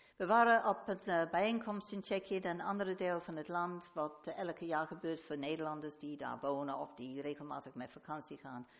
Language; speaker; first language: Dutch; non-native, fluent; English